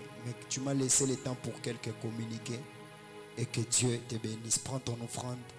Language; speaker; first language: French; non-native, local second language; Lingala